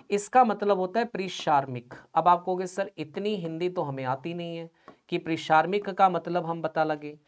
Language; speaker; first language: Hindi; non-native, local second language; Punjabi